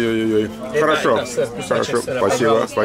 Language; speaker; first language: Russian; native; Russian